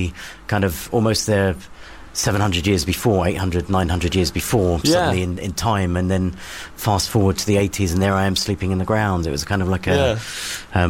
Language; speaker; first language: English; native; English